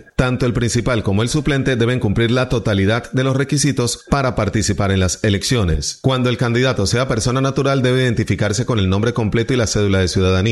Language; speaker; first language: Spanish; native; Spanish